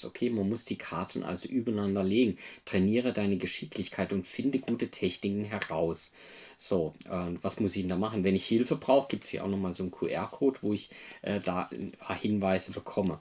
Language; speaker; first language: German; native; German